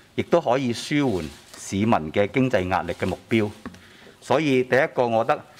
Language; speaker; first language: Cantonese; native; Cantonese